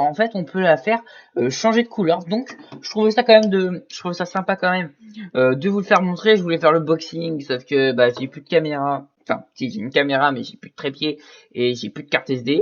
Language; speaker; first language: French; native; French